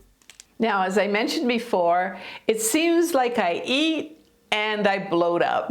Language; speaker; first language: English; native; English